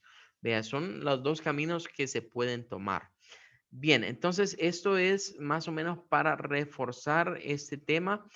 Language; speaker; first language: Spanish; native; Spanish